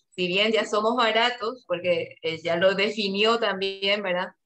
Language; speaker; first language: Spanish; native; Spanish